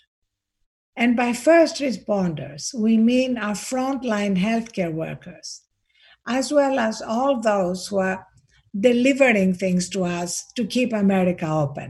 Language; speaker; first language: English; non-native, fluent; Greek